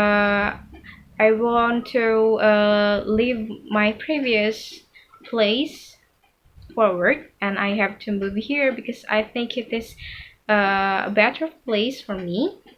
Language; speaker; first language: English; non-native, fluent; Indonesian